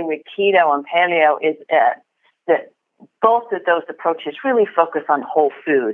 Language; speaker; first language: English; native; English